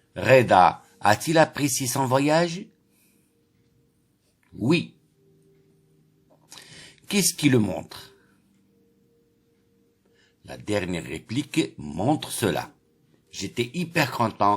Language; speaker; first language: French; non-native, local second language; Arabic